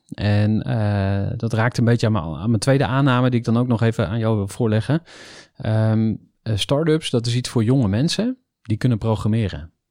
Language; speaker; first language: Dutch; native; Dutch